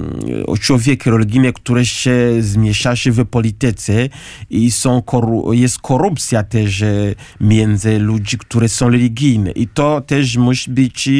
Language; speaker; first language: Polish; non-native, learner; Kinyarwanda